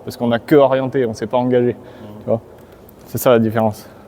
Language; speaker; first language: French; native; French